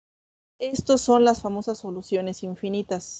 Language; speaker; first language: Spanish; native; Spanish